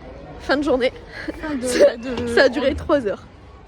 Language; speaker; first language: French; native; French